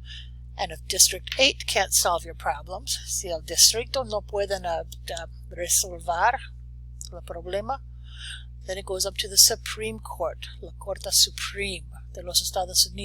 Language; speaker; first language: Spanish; non-native, learner; English